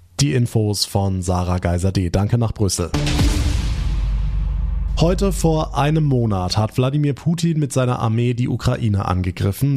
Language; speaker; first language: German; native; German